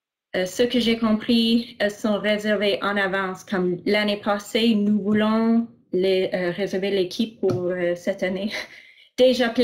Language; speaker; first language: French; non-native, local second language; English